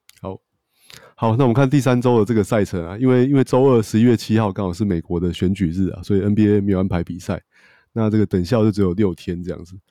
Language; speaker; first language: Chinese; native; Chinese